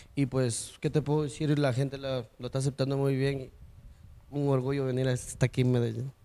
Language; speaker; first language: Spanish; early bilingual, heritage; Spanish